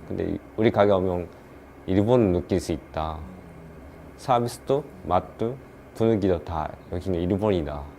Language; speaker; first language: Korean; non-native, learner; Japanese